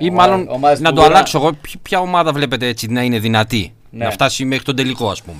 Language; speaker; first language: Greek; native; Greek